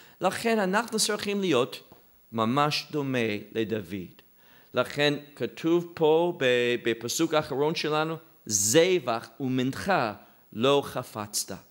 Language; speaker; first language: Hebrew; non-native, fluent; English